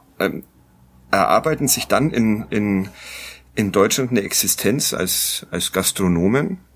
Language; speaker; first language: German; native; German